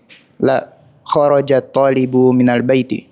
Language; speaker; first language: Arabic; non-native, learner; Russian